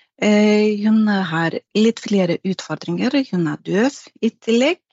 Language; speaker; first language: Norwegian; non-native, fluent; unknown